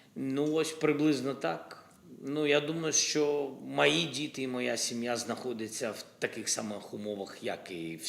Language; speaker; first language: Ukrainian; non-native, local second language; Russian